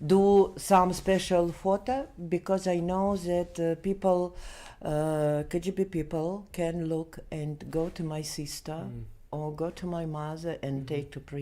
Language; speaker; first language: English; non-native, learner; Belarusian